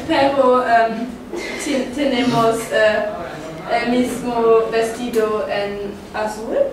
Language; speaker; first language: Spanish; non-native, learner; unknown